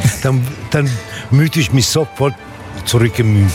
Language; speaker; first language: German; non-native, learner; Italian